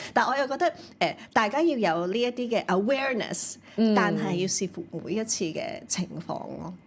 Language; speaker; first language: Cantonese; early bilingual, heritage; Cantonese